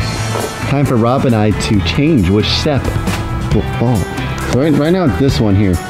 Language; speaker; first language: English; native; English